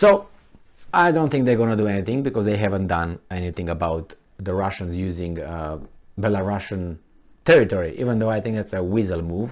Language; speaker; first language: English; non-native, fluent; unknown